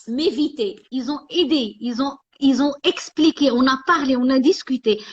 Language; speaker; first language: French; non-native, local second language; Arabic